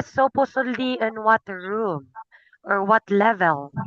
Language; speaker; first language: English; non-native, fluent; Filipino